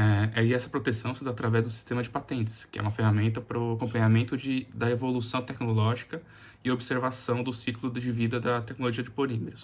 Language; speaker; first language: Portuguese; native; Portuguese